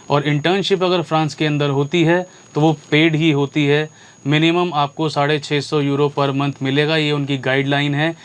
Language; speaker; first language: Hindi; native; Hindi